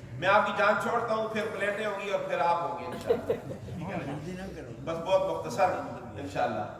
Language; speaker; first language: Urdu; non-native, local second language; Northern Hindko